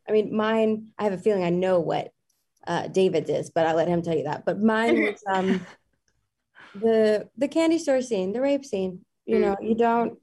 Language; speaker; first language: English; native; English